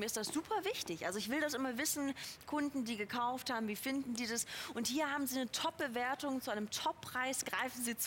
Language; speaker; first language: German; native; German